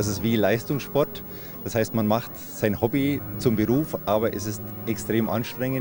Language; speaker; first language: German; native; German